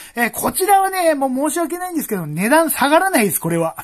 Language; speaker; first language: Japanese; native; Japanese